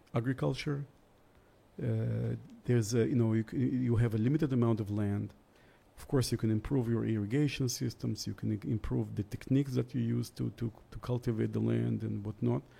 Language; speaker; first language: English; early bilingual, other home language; Russian